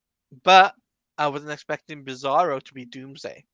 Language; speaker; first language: English; native; English